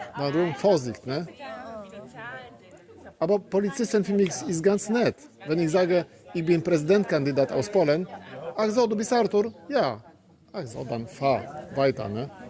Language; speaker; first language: German; non-native, learner; Polish